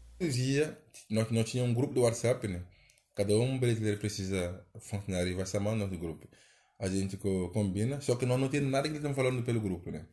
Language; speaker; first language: Portuguese; non-native, learner; Wolof